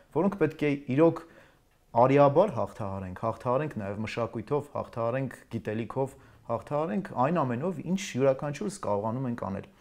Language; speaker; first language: Armenian; native; Armenian